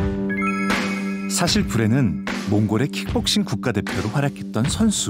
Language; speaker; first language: Korean; native; Korean